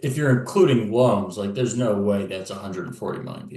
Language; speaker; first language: English; native; English